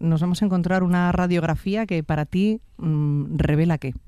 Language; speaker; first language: Spanish; native; Spanish